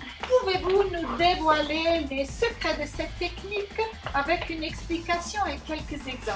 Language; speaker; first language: French; non-native, learner; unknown